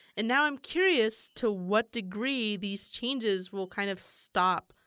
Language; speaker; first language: English; native; English